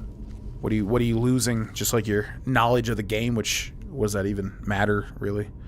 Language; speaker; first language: English; native; English